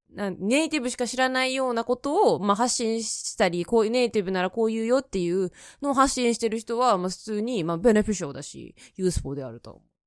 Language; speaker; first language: Japanese; native; Japanese